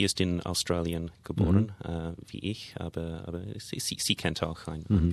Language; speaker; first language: German; non-native, learner; English